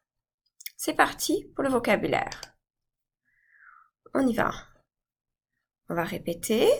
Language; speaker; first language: French; non-native, fluent; English